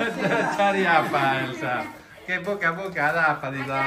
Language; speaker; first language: Indonesian; non-native, learner; Catalan